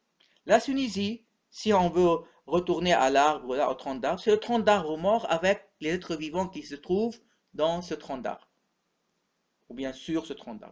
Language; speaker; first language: French; non-native, local second language; Arabic